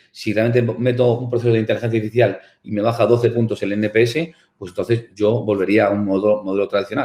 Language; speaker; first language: Spanish; native; Spanish